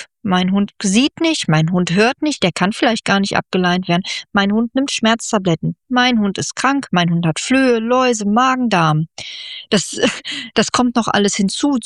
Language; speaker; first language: German; native; German